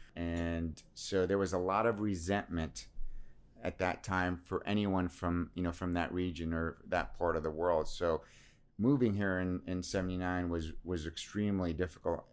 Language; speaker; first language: English; early bilingual, other home language; Assyrian Neo-Aramaic